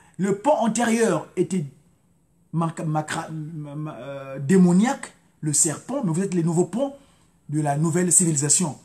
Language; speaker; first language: French; non-native, local second language; Lingala